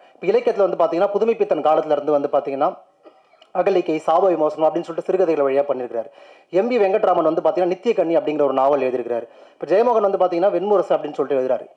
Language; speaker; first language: Tamil; native; Tamil